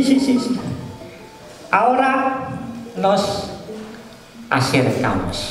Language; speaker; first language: Spanish; non-native, fluent; Indonesian